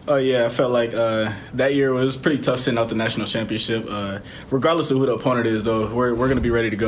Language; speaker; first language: English; native; English